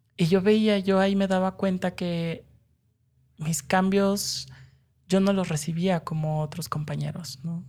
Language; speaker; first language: Spanish; native; Spanish